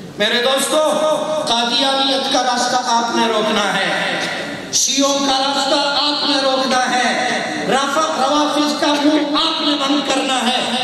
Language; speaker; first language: Urdu; non-native, local second language; Pashto